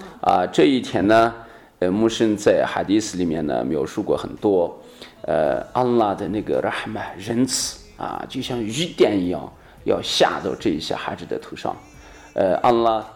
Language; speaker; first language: Chinese; native; Chinese